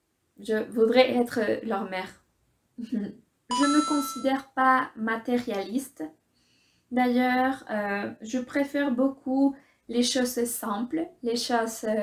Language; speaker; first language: French; non-native, fluent; Spanish